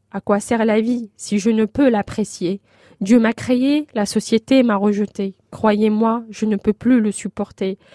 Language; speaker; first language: French; non-native, local second language; Arabic